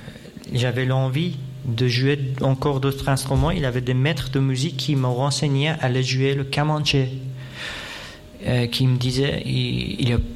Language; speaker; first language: French; non-native, fluent; Persian